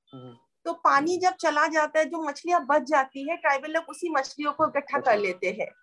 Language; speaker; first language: Hindi; non-native, local second language; Assamese